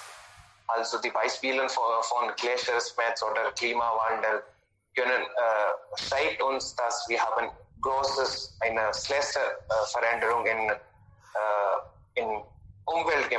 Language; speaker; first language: German; non-native, learner; Hindi